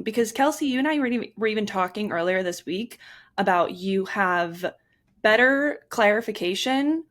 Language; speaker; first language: English; native; English